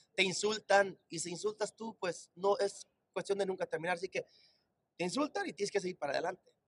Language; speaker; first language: Spanish; native; Spanish